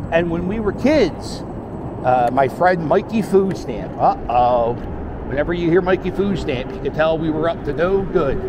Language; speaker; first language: English; native; English